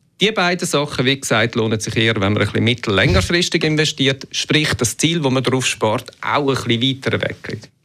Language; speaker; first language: German; native; German